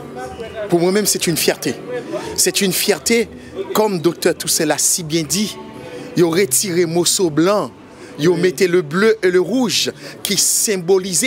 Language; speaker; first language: French; non-native, local second language; Haitian Creole